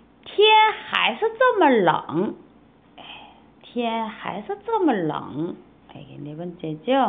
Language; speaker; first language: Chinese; non-native, fluent; Korean